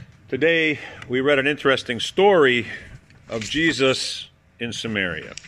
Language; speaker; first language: English; native; English